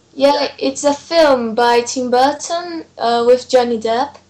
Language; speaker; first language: English; non-native, fluent; Portuguese